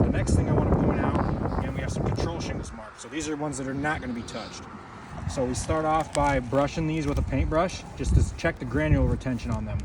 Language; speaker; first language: English; native; English